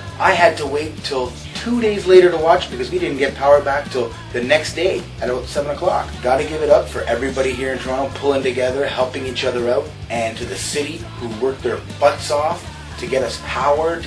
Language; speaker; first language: English; native; English